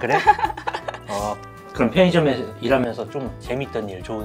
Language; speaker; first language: Korean; early bilingual, heritage; Korean